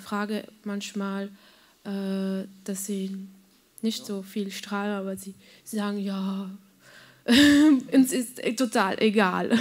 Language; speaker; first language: German; non-native, learner; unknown